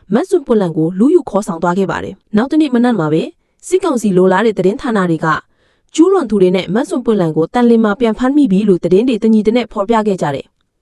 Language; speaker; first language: Burmese; native; Burmese